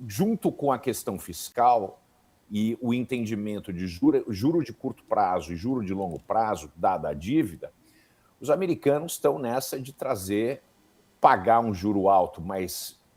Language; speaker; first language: Portuguese; native; Portuguese